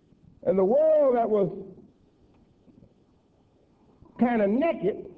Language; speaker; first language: English; native; English